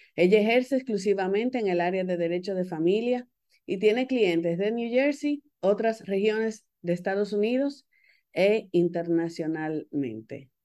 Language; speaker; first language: Spanish; native; Spanish